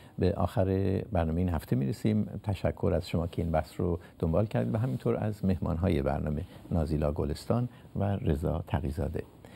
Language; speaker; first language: Persian; native; Persian